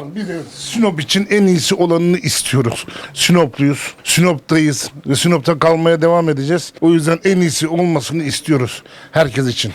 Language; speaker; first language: Turkish; native; Turkish